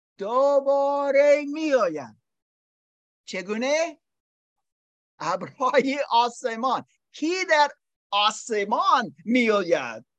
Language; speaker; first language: Persian; non-native, learner; English